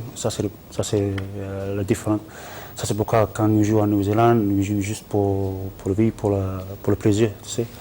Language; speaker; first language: French; non-native, learner; English